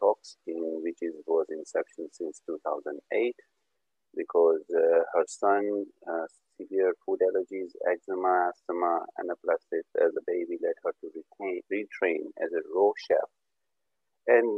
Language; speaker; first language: English; non-native, local second language; Urdu